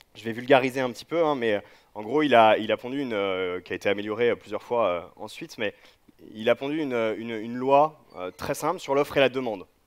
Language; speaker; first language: French; native; French